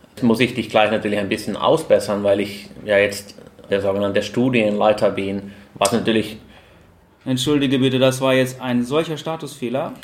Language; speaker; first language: German; non-native, fluent; Finnish